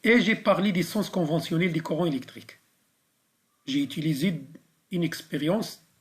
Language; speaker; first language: French; non-native, local second language; Arabic